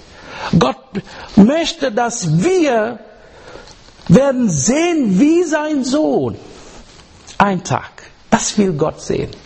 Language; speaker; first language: German; non-native, learner; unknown